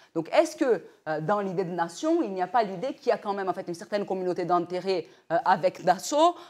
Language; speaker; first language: French; non-native, fluent; Portuguese